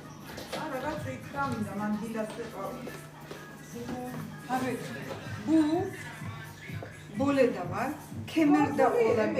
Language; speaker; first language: Turkish; non-native, fluent; Russian